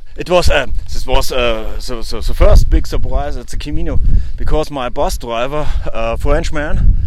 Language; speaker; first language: English; non-native, learner; German